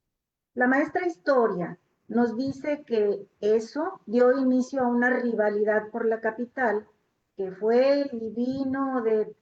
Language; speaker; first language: Spanish; native; Spanish